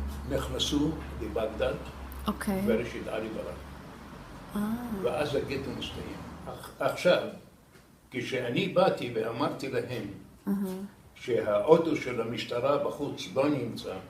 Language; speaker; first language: Hebrew; non-native, fluent; Arabic